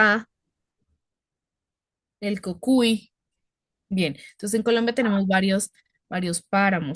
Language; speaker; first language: Spanish; native; Spanish